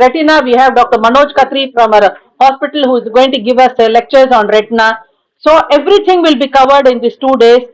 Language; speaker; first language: English; non-native, local second language; Tamil